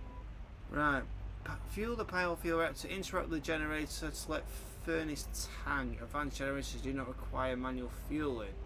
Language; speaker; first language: English; native; English